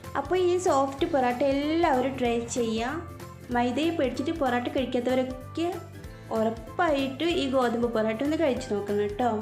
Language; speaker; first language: Malayalam; native; Malayalam